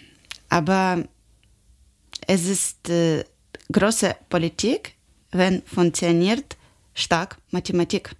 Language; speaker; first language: German; non-native, learner; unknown